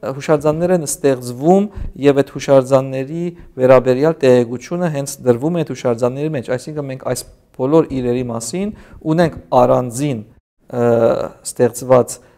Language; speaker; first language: Armenian; native; Armenian